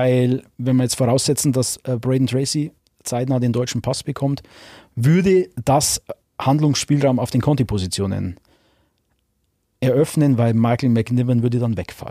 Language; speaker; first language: German; native; German